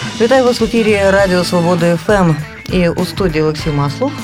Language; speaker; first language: Ukrainian; native; Ukrainian